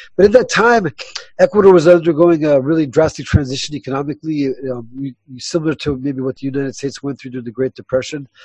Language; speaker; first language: English; early bilingual, other home language; Spanish